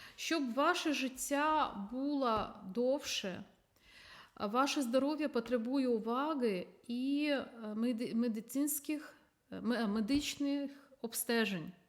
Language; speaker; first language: Ukrainian; non-native, local second language; Russian